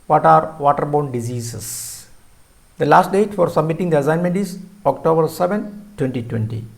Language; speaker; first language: English; non-native, local second language; Malayalam